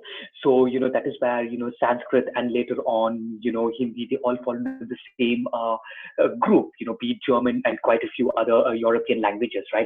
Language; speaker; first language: English; non-native, local second language; Tamil